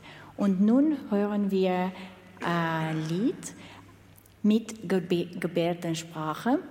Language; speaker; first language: German; non-native, fluent; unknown